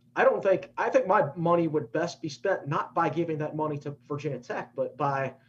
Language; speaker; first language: English; native; English